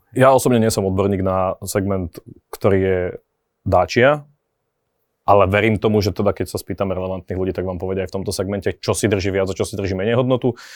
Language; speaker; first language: Slovak; native; Slovak